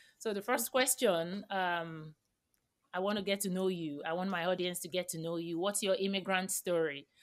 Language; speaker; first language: English; non-native, local second language; Yoruba